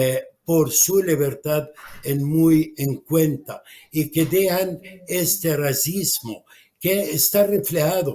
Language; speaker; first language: Spanish; non-native, fluent; Arabic